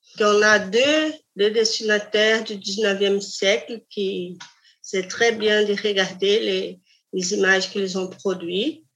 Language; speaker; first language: French; non-native, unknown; Portuguese